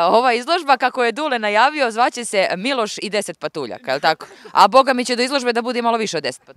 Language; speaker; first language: Serbian; native; Serbian